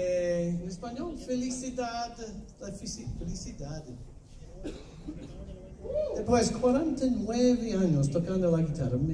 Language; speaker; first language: Spanish; non-native, learner; Italian